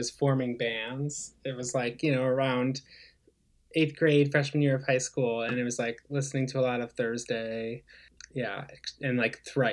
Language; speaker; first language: English; native; English